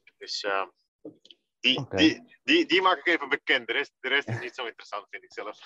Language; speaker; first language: Dutch; early bilingual, other home language; Russian